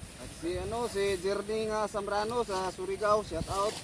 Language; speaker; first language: Filipino; non-native, local second language; Cebuano